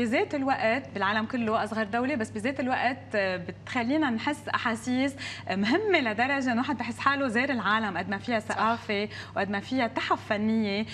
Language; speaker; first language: Arabic; native; Arabic